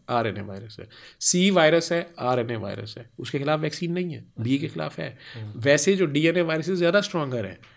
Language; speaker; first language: Urdu; non-native, local second language; Punjabi